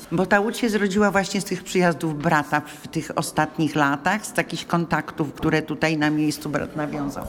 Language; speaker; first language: Polish; native; Polish